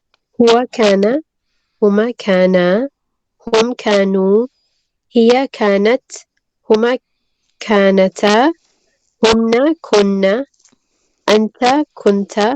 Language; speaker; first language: Arabic; non-native, learner; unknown